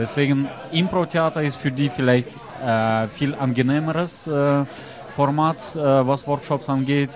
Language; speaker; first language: German; non-native, fluent; Russian